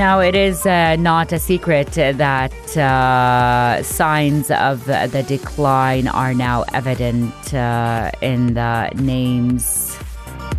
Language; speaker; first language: English; non-native, fluent; Arabic